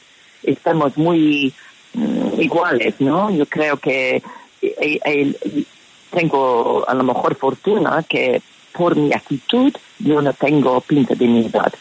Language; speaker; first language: Spanish; non-native, fluent; English